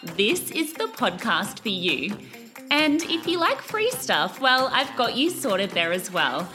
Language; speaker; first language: English; native; English